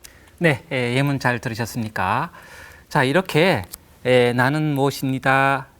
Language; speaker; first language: Korean; native; Korean